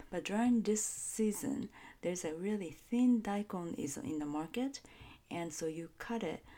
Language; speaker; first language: English; non-native, fluent; Japanese